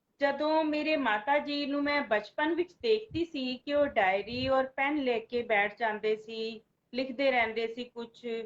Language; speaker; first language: Punjabi; non-native, local second language; Hindi